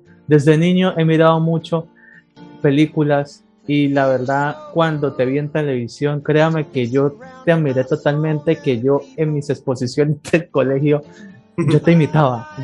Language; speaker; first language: Spanish; native; Spanish